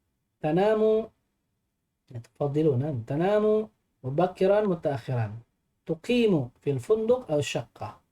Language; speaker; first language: Arabic; non-native, fluent; Indonesian